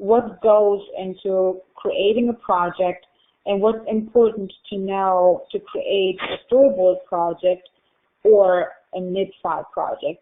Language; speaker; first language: English; non-native, fluent; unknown